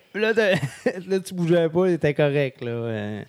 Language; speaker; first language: French; native; French